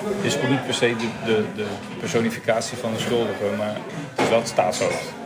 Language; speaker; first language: Dutch; native; Dutch